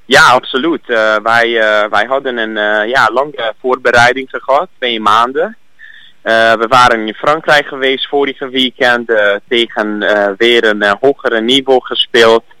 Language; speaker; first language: Dutch; non-native, learner; Hungarian